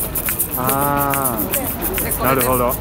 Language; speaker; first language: Japanese; non-native, fluent; English